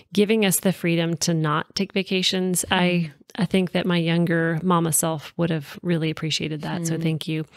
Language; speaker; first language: English; native; English